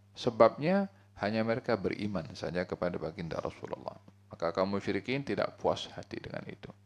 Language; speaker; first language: Malay; native; Malay